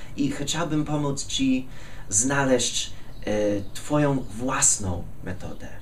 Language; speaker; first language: Polish; non-native, fluent; English